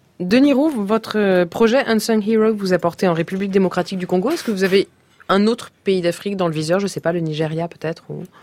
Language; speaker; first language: French; native; French